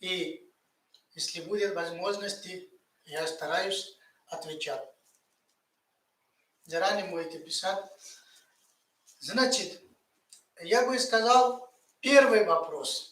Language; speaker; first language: Russian; non-native, fluent; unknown